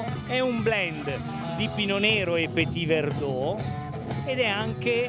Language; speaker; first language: Italian; native; Italian